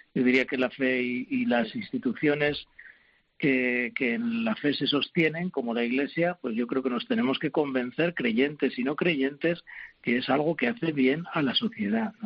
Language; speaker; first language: Spanish; native; Spanish